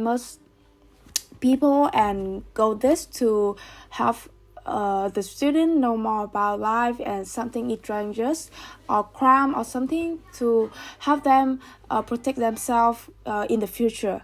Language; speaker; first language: English; non-native, learner; Vietnamese